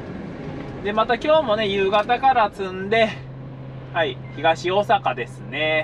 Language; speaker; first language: Japanese; native; Japanese